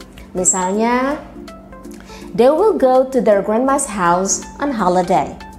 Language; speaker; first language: English; non-native, fluent; Indonesian